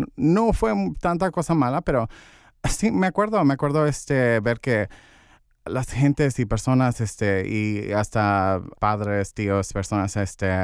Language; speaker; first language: Spanish; early bilingual, heritage; Spanish